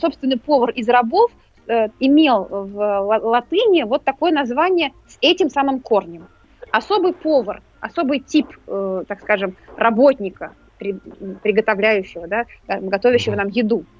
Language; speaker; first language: Russian; native; Russian